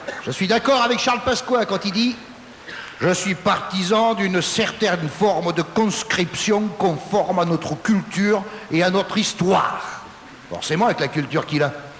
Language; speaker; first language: French; native; French